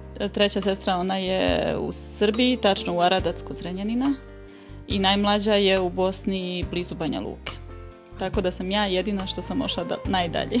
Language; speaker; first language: Bosnian; native; Bosnian